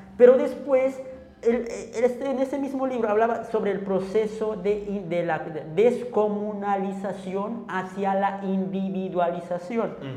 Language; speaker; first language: Spanish; non-native, local second language; Tzotzil